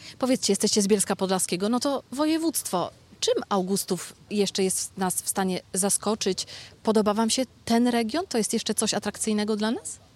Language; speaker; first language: Polish; native; Polish